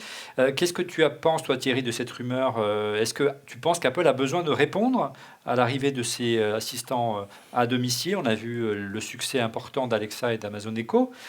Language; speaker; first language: French; native; French